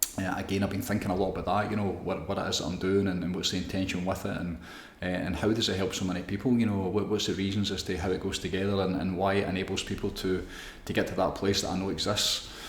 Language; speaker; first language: English; native; English